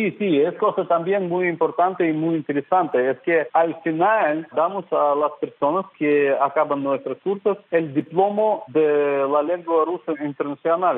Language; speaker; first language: Spanish; non-native, fluent; Russian